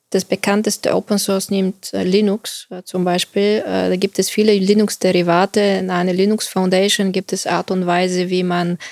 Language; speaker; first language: German; non-native, fluent; Bulgarian